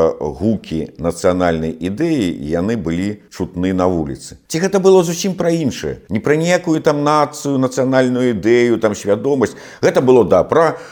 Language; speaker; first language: Belarusian; non-native, local second language; Russian